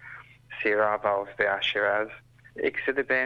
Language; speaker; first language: Turkish; early bilingual, heritage; Turkish